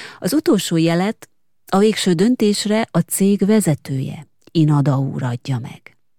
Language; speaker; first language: Hungarian; native; Hungarian